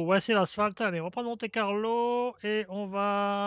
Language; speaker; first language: French; native; French